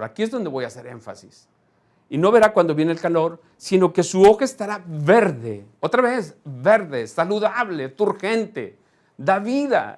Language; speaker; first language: Spanish; native; Spanish